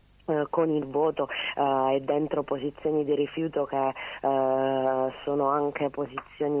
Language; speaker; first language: Italian; native; Italian